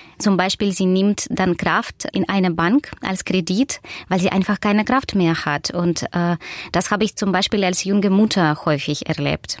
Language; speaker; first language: German; non-native, fluent; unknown